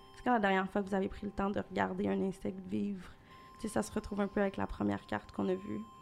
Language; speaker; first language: French; native; French